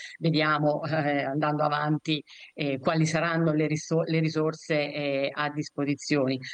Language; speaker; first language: Italian; native; Italian